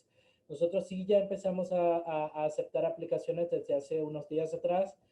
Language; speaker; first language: Spanish; native; Spanish